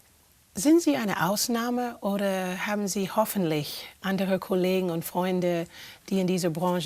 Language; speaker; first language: German; non-native, fluent; English